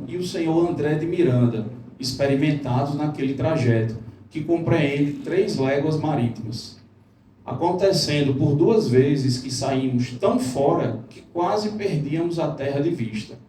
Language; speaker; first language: Portuguese; native; Portuguese